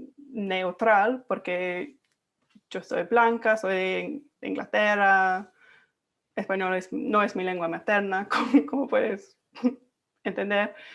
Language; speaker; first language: Spanish; non-native, fluent; English